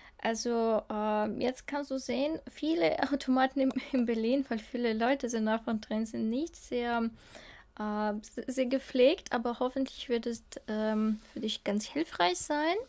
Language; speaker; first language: German; non-native, learner; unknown